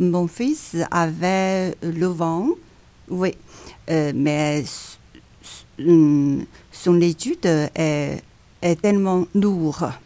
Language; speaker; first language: French; non-native, learner; Chinese